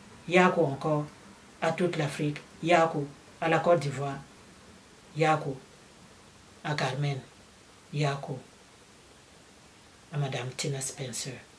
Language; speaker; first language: French; non-native, local second language; Lingala